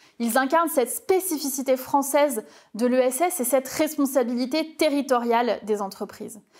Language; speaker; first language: French; native; French